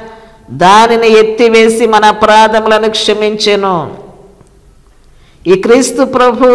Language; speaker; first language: Telugu; native; Telugu